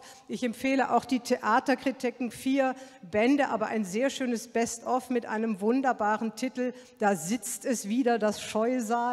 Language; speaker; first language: German; native; German